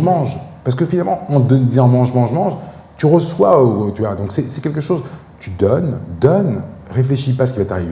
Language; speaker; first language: French; native; French